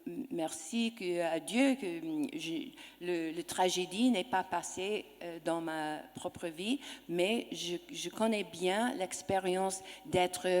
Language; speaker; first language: French; non-native, learner; English